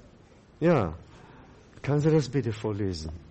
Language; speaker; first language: German; non-native, fluent; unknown